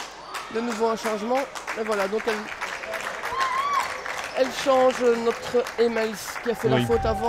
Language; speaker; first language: French; native; French